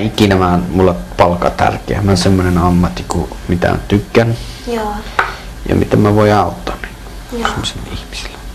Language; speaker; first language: Finnish; non-native, learner; Persian